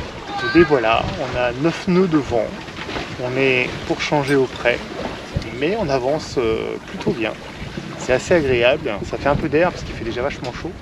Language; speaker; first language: French; native; French